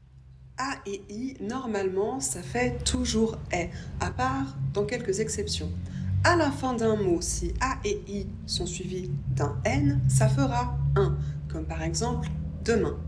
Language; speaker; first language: French; native; French